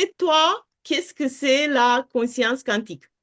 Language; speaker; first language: French; non-native, fluent; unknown